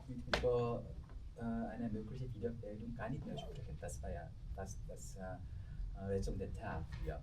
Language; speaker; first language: German; non-native, fluent; Korean